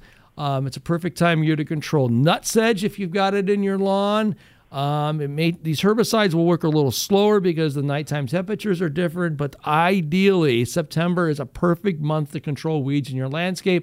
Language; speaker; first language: English; native; English